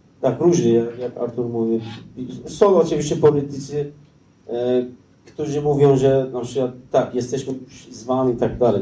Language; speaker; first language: Polish; non-native, learner; Persian